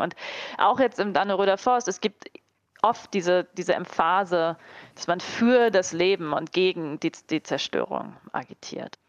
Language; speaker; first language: German; native; German